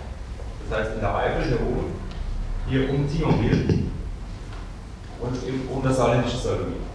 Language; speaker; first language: German; native; German